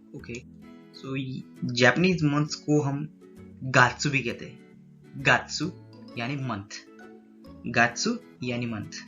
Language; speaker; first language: Hindi; native; Hindi